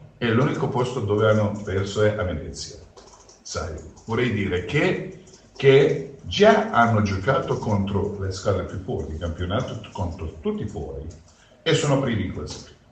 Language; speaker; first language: Italian; non-native, fluent; Croatian